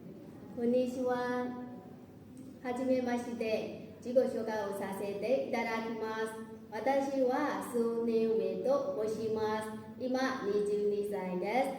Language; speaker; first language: Japanese; non-native, learner; Burmese